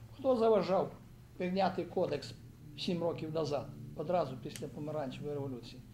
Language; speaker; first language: Ukrainian; native; Ukrainian